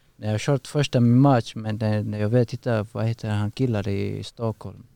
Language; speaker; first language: Swedish; non-native, learner; Persian